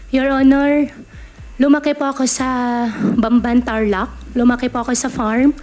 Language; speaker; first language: Filipino; native; Filipino